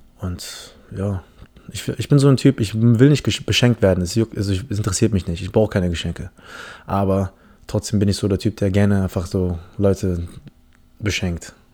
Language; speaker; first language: German; early bilingual, other home language; English